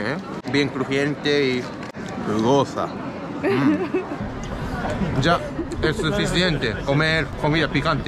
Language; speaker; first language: Spanish; non-native, learner; Japanese